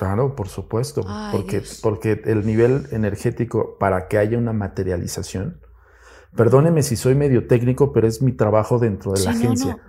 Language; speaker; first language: Spanish; native; Spanish